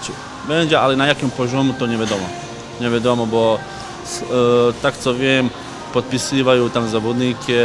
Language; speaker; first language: Polish; non-native, fluent; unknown